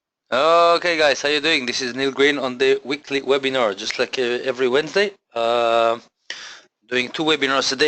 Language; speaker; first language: English; non-native, fluent; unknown